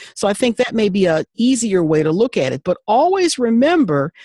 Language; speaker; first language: English; native; English